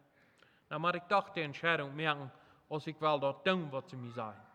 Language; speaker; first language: German; non-native, local second language; Plautdietsch